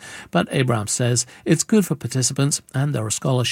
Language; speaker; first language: English; native; English